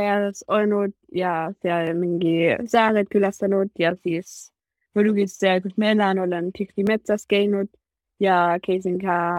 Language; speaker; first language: Estonian; non-native, learner; German